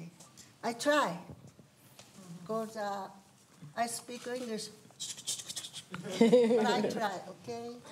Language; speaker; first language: English; non-native, learner; Japanese